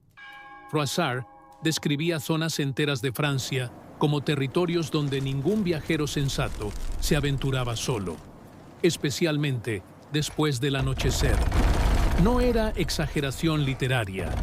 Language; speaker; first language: Spanish; native; Spanish